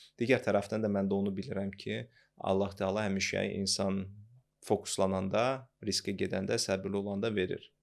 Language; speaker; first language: Azerbaijani; non-native, local second language; Russian